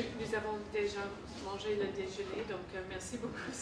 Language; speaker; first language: French; non-native, fluent; English